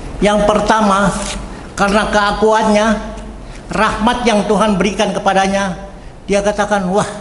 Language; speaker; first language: Indonesian; native; Indonesian